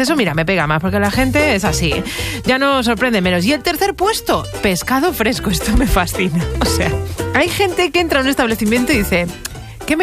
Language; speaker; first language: Spanish; native; Spanish